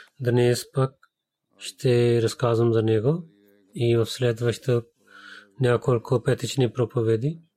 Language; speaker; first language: Bulgarian; non-native, learner; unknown